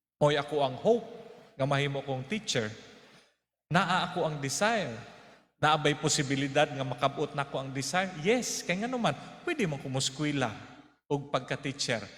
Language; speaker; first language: Cebuano; native; Cebuano